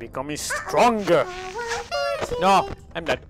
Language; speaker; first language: English; non-native, learner; Italian